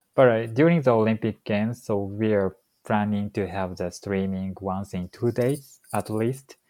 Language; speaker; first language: English; non-native, fluent; Japanese